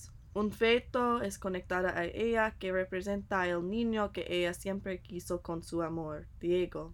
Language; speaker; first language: Spanish; non-native, learner; English